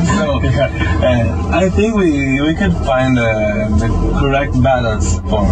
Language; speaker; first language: English; non-native, fluent; Italian